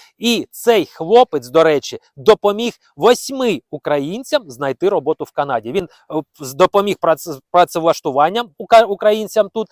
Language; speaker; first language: Ukrainian; non-native, local second language; Russian